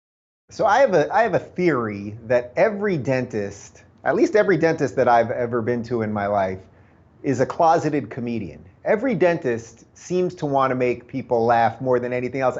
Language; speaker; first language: English; native; English